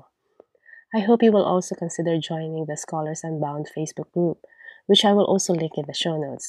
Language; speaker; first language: English; non-native, local second language; Filipino